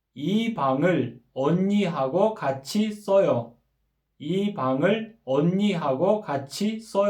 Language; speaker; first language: Korean; non-native, fluent; Kyrgyz